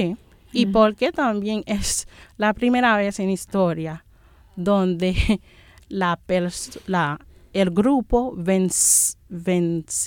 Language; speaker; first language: Spanish; non-native, fluent; Haitian Creole